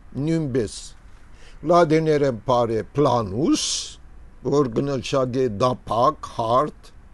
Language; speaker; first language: Armenian; early bilingual, heritage; Armenian